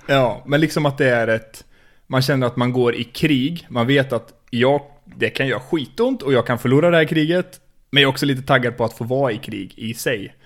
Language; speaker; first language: Swedish; native; Swedish